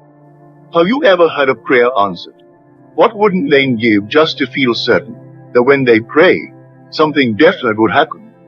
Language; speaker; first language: English; native; English